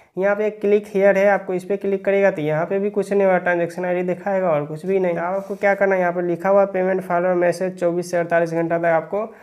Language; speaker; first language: Hindi; native; Hindi